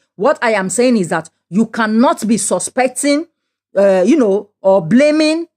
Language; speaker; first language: English; non-native, local second language; Yoruba